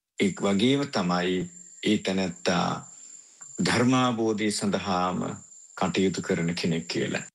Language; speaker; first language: Sinhala; native; Sinhala